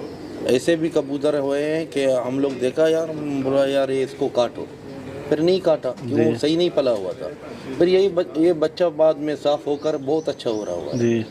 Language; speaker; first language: Hindi; non-native, learner; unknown